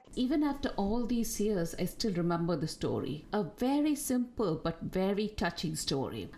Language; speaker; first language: English; non-native, local second language; Tamil